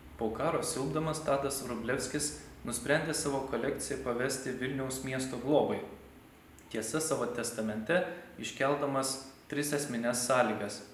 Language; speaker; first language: Lithuanian; native; Lithuanian